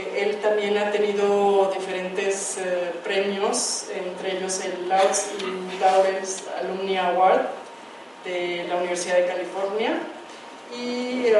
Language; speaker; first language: Spanish; native; Spanish